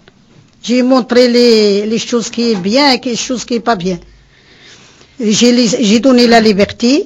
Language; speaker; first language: French; non-native, learner; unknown